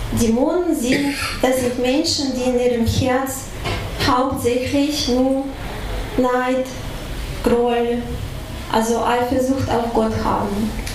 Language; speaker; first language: German; non-native, fluent; Russian